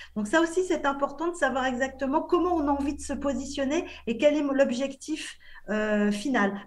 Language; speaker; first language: French; native; French